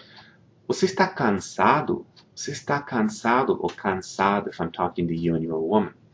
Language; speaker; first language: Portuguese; non-native, fluent; English